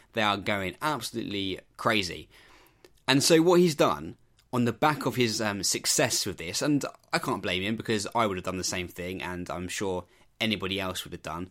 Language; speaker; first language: English; native; English